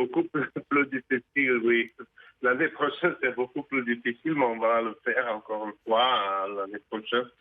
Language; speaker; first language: French; non-native, fluent; Russian